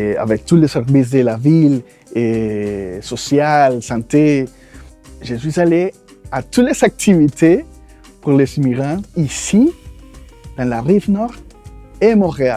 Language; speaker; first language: French; non-native, fluent; Spanish